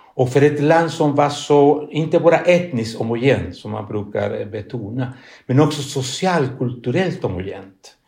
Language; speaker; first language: Swedish; non-native, fluent; Spanish